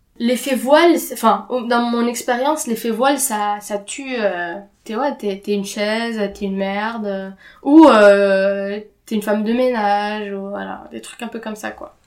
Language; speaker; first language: French; non-native, fluent; Arabic